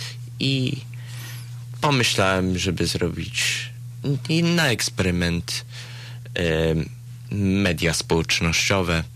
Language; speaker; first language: Polish; early bilingual, other home language; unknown